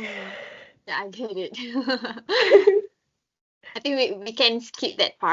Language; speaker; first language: English; non-native, local second language; Malay